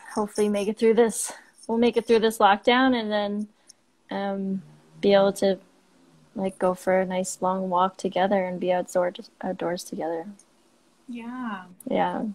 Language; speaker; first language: English; native; English